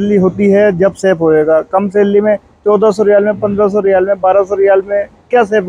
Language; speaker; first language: Hindi; native; Hindi